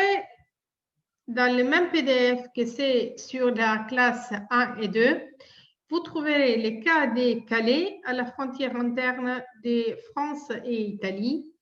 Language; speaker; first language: French; non-native, fluent; Italian